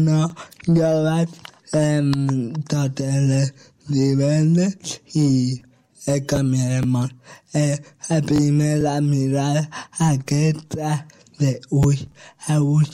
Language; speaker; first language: Catalan; non-native, local second language; Spanish